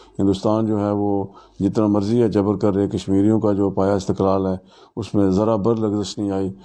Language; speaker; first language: Urdu; non-native, local second language; Pahari-Potwari